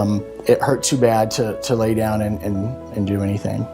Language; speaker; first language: English; native; English